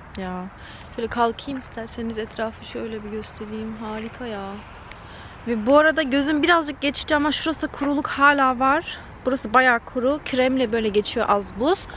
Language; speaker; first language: Turkish; early bilingual, heritage; Turkish